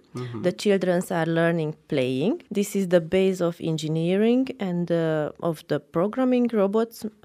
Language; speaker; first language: English; non-native, learner; Romanian